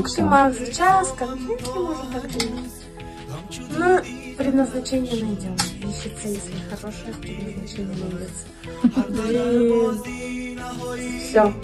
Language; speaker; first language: Russian; early bilingual, other home language; Tajik